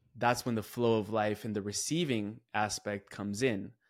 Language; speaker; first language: English; native; English